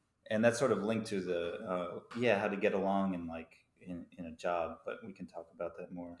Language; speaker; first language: English; native; English